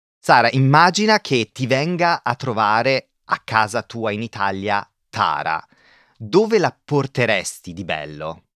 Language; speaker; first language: Italian; native; Italian